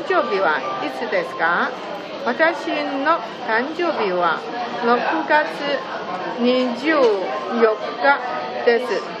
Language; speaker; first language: Japanese; non-native, learner; Chinese